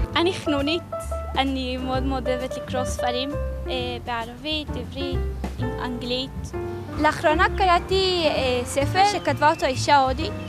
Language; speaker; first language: Hebrew; non-native, local second language; Arabic